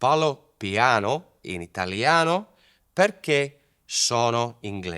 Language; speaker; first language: Italian; non-native, learner; English